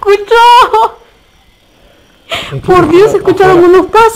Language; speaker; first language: Spanish; native; Spanish